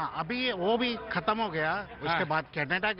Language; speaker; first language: Hindi; non-native, local second language; Gujarati